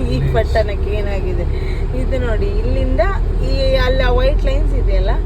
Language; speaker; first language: Kannada; non-native, local second language; Tulu